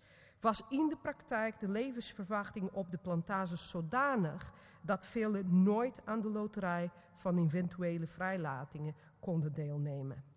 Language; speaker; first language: Dutch; non-native, fluent; Portuguese